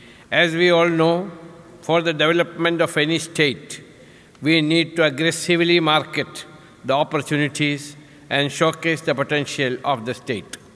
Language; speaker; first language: English; non-native, local second language; Malayalam